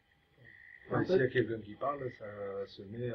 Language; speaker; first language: French; native; French